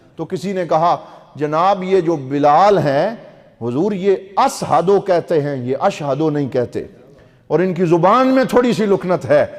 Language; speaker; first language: Urdu; non-native, local second language; Punjabi